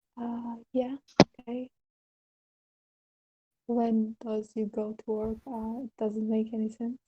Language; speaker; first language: English; non-native, learner; Polish